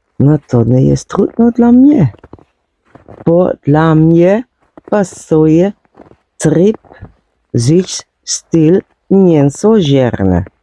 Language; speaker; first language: Polish; non-native, learner; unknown